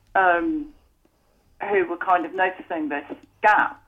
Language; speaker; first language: English; native; English